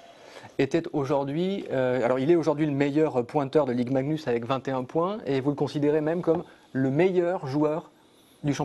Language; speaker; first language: French; native; French